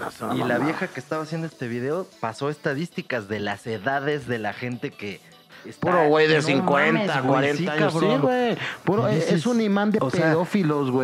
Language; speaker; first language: Spanish; native; Spanish